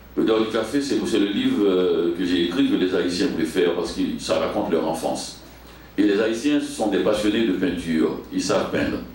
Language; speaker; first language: French; non-native, local second language; Haitian Creole